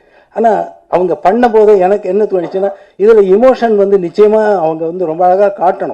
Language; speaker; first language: Tamil; native; Tamil